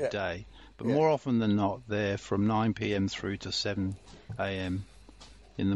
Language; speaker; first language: English; native; English